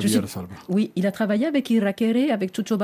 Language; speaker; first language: French; native; French